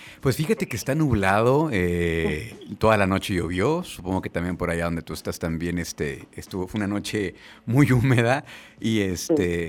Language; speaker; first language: Spanish; native; Spanish